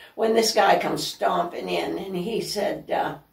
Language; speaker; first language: English; native; English